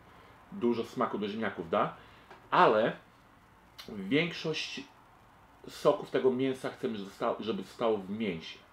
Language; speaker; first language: Polish; early bilingual, heritage; Polish